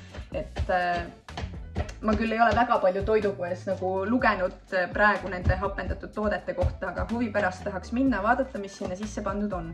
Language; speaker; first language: Estonian; native; Estonian